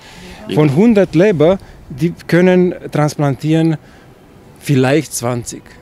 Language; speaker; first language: German; non-native, fluent; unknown